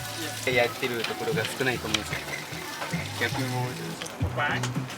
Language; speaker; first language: Japanese; non-native, fluent; Chinese